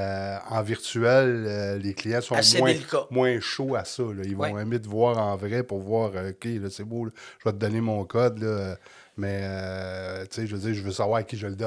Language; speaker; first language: French; native; French